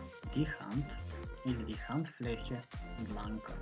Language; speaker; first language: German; non-native, fluent; Macedonian